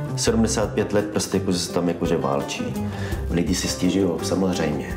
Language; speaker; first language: Czech; non-native, fluent; Hebrew